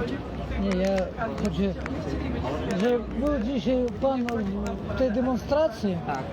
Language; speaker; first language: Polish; non-native, learner; Russian